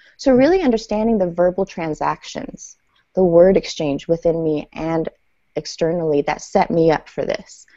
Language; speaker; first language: English; early bilingual, other home language; Persian